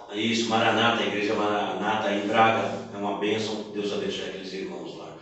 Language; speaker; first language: Portuguese; native; Portuguese